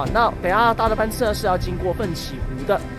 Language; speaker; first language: Chinese; native; Chinese